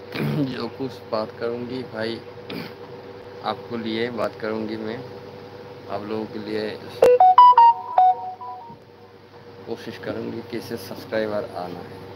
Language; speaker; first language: Hindi; non-native, learner; Bangla